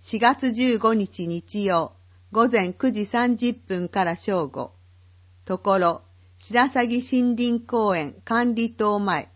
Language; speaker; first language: Japanese; native; Japanese